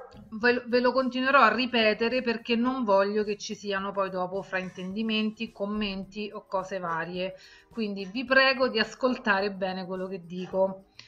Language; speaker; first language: Italian; native; Italian